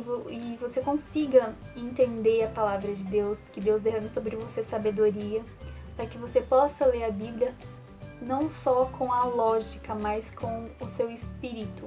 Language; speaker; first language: Portuguese; native; Portuguese